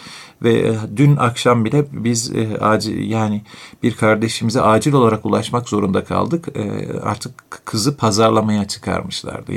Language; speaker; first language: Turkish; native; Turkish